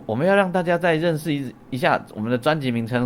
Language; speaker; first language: Chinese; native; Chinese